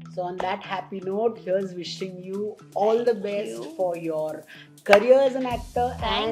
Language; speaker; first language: English; non-native, local second language; Hindi